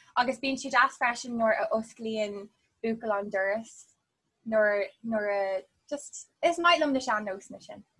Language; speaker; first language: Irish; non-native, local second language; English